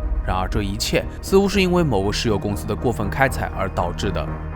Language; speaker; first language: Chinese; native; Chinese